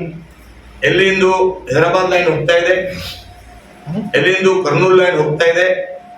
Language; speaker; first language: Kannada; non-native, local second language; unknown